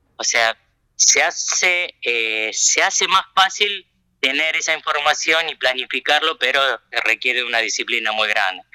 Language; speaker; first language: Spanish; early bilingual, other home language; Japanese